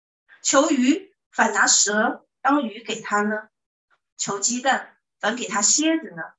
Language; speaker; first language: Chinese; native; Chinese